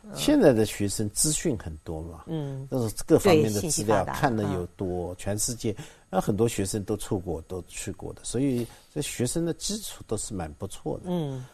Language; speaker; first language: Chinese; native; Chinese